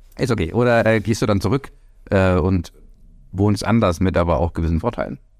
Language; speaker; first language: German; native; German